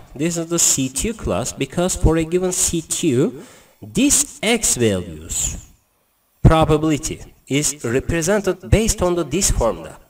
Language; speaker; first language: English; non-native, learner; Turkish